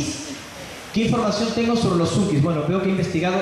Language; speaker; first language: Spanish; native; Spanish